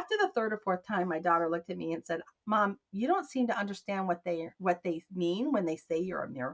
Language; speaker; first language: English; native; English